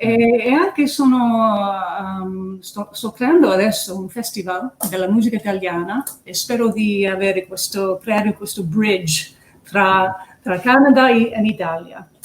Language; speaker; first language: Italian; early bilingual, heritage; English